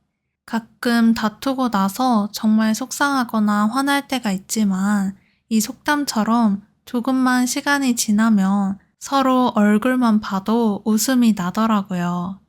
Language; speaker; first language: Korean; native; Korean